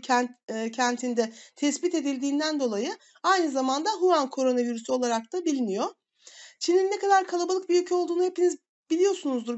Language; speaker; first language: Turkish; native; Turkish